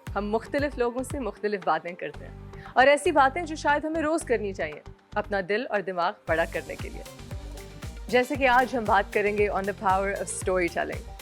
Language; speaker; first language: Urdu; native; Urdu